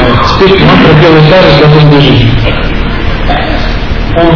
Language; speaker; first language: Russian; native; Russian